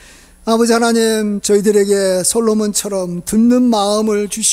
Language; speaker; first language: Korean; native; Korean